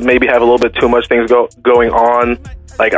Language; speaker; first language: English; native; English